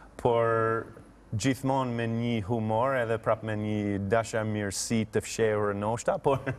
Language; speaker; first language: Albanian; non-native, fluent; English